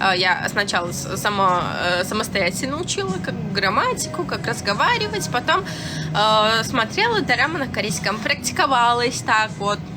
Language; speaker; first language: Russian; non-native, local second language; Turkmen